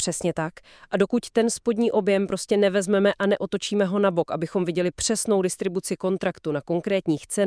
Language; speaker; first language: Czech; native; Czech